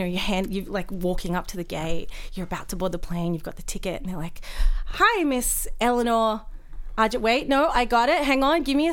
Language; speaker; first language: English; native; English